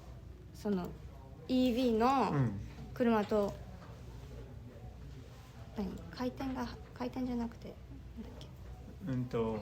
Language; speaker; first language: Japanese; non-native, fluent; French